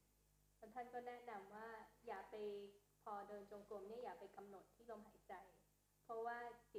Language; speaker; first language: Thai; native; Thai